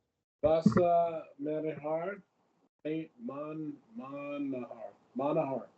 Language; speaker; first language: Spanish; non-native, learner; English